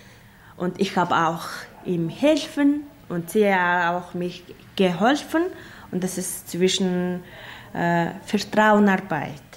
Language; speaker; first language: German; non-native, learner; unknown